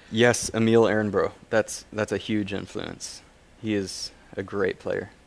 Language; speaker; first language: English; native; English